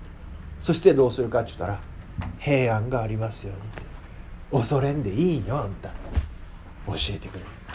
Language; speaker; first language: Japanese; native; Japanese